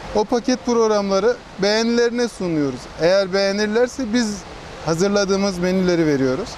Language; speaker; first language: Turkish; native; Turkish